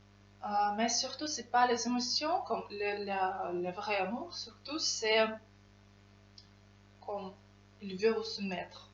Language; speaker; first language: French; non-native, fluent; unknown